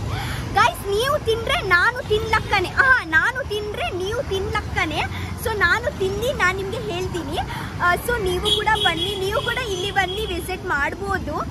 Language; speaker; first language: Kannada; non-native, local second language; Tulu